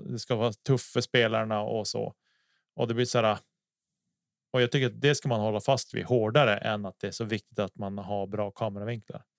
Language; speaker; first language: Swedish; native; Swedish